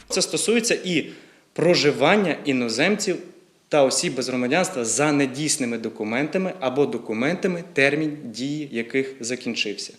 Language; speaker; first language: Ukrainian; native; Ukrainian